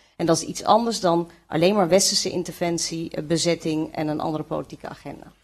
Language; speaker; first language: Dutch; early bilingual, other home language; Kurdish